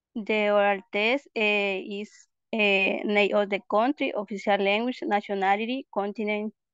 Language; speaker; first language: English; non-native, learner; Spanish